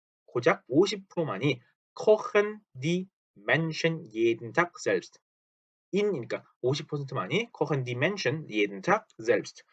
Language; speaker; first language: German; non-native, fluent; Korean